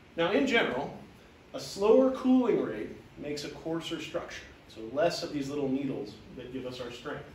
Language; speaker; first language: English; native; English